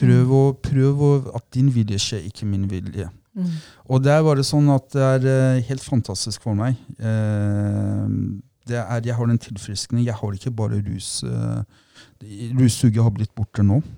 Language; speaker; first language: Norwegian; non-native, fluent; Persian